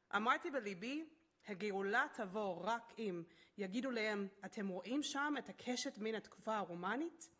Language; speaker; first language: Hebrew; non-native, fluent; English